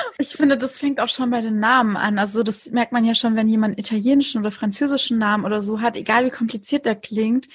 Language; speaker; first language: German; early bilingual, other home language; Turkish